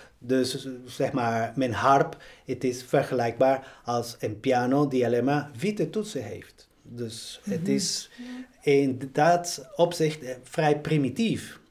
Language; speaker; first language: Dutch; non-native, fluent; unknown